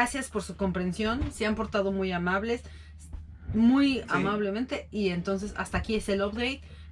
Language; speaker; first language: Spanish; native; Spanish